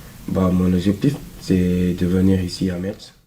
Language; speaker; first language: French; non-native, local second language; Wolof